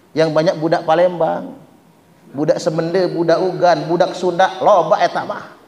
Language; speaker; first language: Indonesian; non-native, local second language; Malay